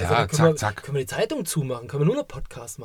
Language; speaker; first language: German; native; German